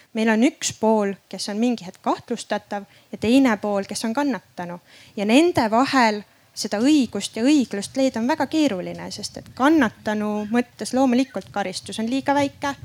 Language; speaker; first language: Estonian; native; Estonian